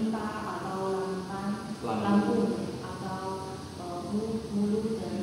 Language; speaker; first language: Indonesian; non-native, learner; Chinese